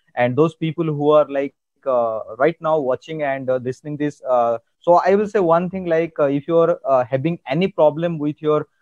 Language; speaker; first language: English; non-native, local second language; Odia